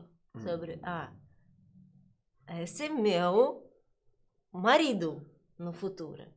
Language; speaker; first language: Portuguese; non-native, learner; Russian